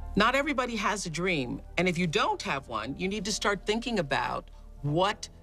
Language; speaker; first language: English; native; English